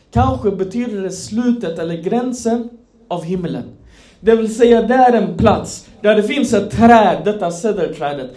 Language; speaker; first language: Swedish; non-native, fluent; Persian